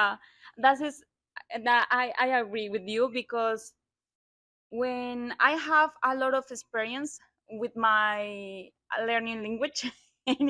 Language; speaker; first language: English; non-native, learner; Spanish